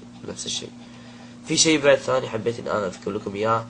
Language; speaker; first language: Arabic; native; Arabic